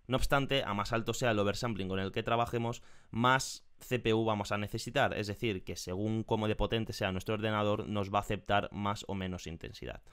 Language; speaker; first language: Spanish; native; Spanish